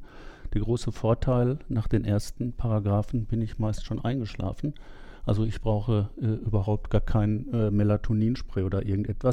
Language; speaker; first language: German; native; German